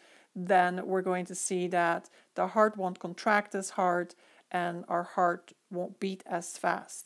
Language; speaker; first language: English; native; English